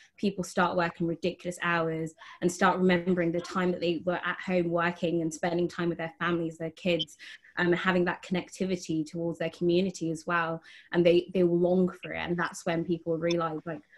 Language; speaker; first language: English; native; English